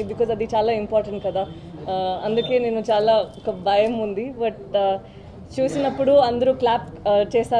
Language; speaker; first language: Telugu; non-native, local second language; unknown